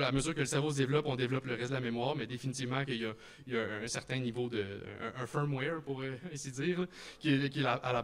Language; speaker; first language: French; native; French